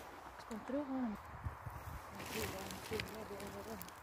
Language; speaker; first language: Swedish; native; Swedish